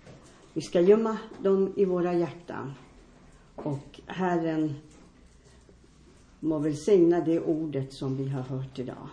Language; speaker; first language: Swedish; non-native, fluent; Finnish